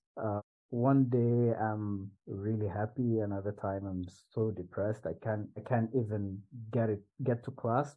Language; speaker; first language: English; non-native, local second language; Swahili